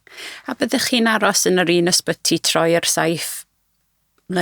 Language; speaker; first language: Welsh; non-native, fluent; English